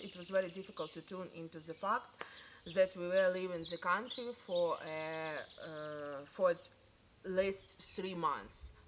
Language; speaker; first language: English; non-native, learner; Ukrainian